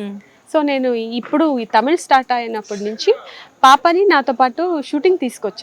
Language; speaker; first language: Telugu; non-native, fluent; Tamil